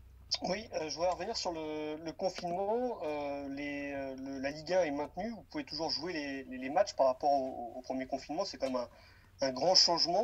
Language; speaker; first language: French; native; French